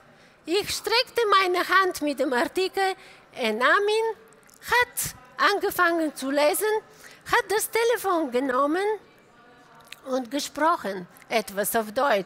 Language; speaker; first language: German; non-native, fluent; Bulgarian